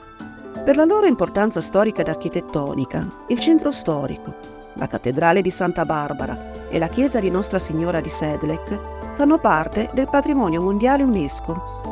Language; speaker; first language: Italian; native; Italian